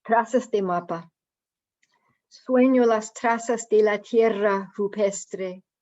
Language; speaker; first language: Spanish; non-native, fluent; English